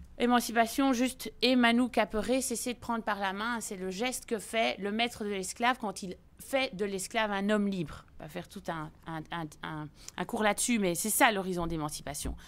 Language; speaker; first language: French; native; French